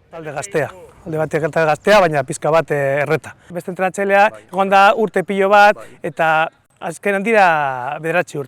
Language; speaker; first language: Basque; non-native, learner; Spanish